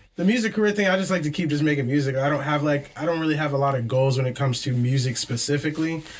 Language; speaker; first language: English; native; English